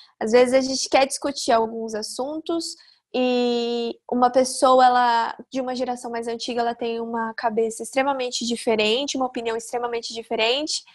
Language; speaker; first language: Portuguese; native; Portuguese